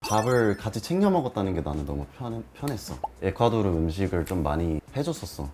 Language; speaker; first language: Korean; early bilingual, heritage; Korean